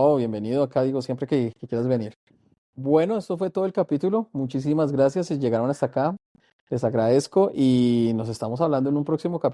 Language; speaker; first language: Spanish; native; Spanish